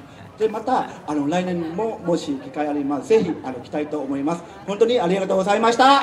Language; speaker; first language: Japanese; non-native, fluent; Thai